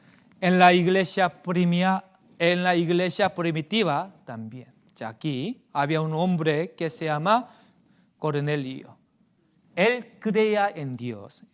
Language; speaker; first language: Spanish; non-native, fluent; Korean